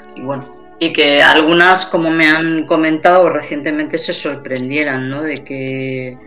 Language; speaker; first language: Spanish; native; Spanish